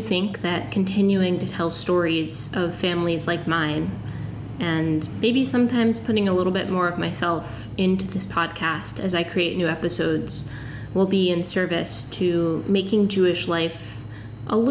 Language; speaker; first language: English; native; English